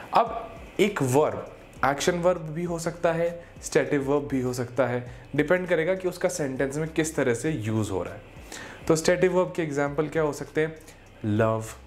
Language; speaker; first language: Hindi; native; Hindi